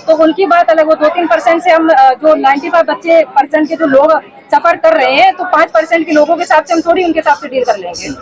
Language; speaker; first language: Hindi; native; Hindi